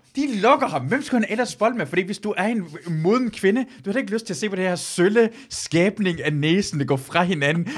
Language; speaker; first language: Danish; early bilingual, other home language; Persian